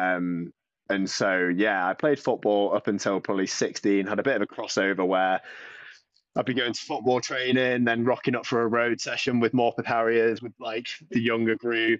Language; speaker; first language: English; native; English